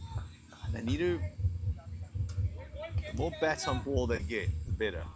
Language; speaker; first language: English; native; English